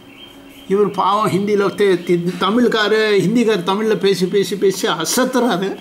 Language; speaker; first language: Tamil; non-native, local second language; Telugu